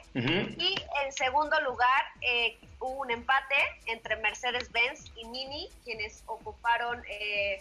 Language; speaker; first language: Spanish; native; Spanish